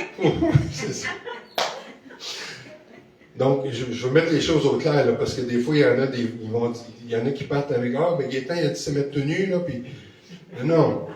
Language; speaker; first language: French; native; French